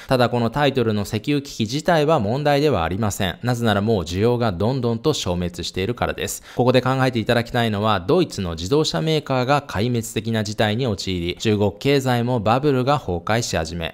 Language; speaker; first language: Japanese; native; Japanese